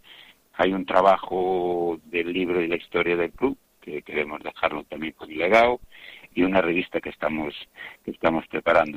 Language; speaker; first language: Spanish; native; Spanish